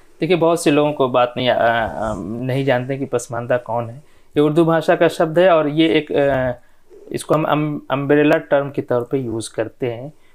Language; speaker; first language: Hindi; non-native, local second language; Bhojpuri